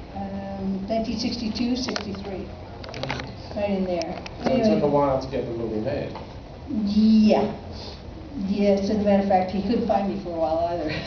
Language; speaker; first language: English; native; English